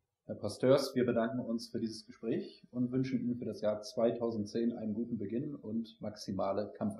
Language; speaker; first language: German; native; German